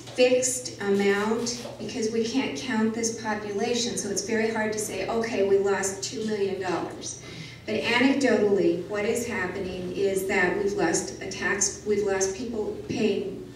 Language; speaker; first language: English; native; English